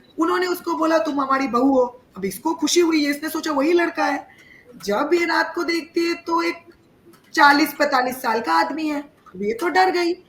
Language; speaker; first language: Hindi; non-native, local second language; Bangla